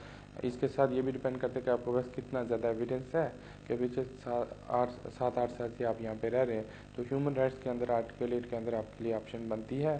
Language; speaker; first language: Urdu; native; Urdu